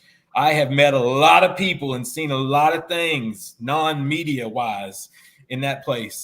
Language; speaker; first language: English; native; English